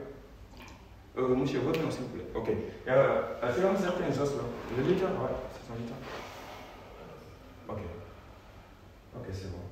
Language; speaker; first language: French; non-native, local second language; Wolof